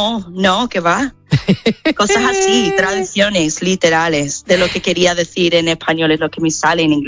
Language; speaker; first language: Spanish; non-native, fluent; English